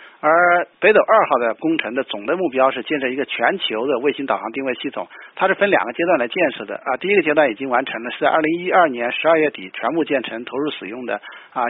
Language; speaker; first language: Chinese; native; Chinese